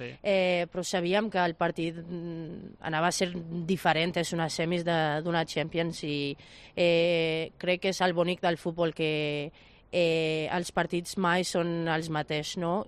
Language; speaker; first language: Catalan; non-native, fluent; Spanish